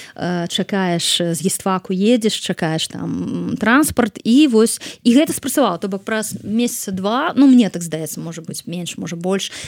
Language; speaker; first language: Belarusian; non-native, local second language; Russian